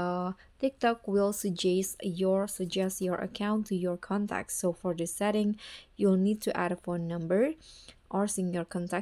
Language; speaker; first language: English; non-native, fluent; Indonesian